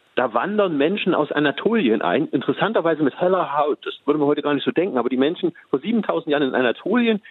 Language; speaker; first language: German; native; German